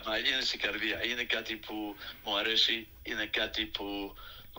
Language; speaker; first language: Greek; early bilingual, other home language; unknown